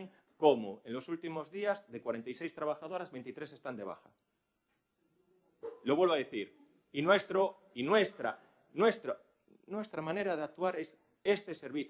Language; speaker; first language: Spanish; native; Spanish